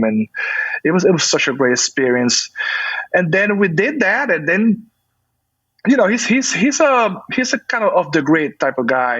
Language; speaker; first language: English; non-native, fluent; Spanish